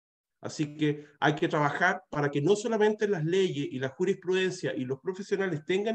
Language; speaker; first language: Spanish; native; Spanish